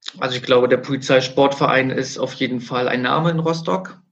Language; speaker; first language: German; native; German